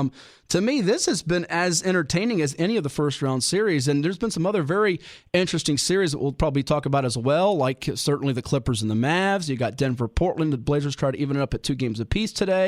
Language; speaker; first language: English; native; English